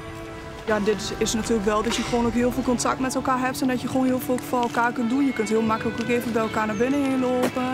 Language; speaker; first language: Dutch; native; Dutch